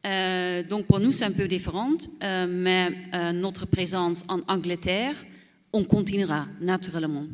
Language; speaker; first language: French; non-native, fluent; Dutch